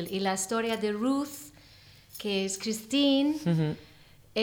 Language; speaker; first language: Spanish; non-native, learner; English